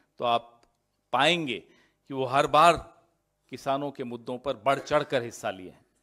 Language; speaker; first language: Hindi; native; Hindi